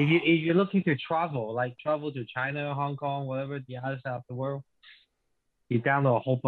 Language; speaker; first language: English; non-native, local second language; Cantonese